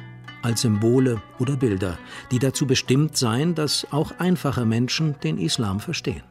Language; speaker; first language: German; native; German